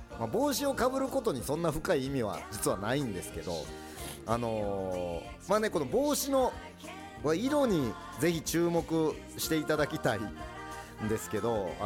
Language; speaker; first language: Japanese; early bilingual, other home language; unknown